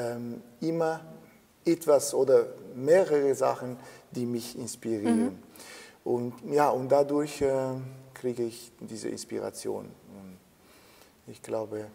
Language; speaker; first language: German; non-native, fluent; Italian